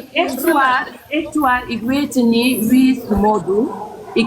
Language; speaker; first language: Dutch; non-native, learner; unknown